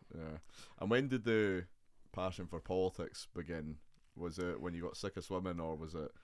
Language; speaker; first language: English; native; English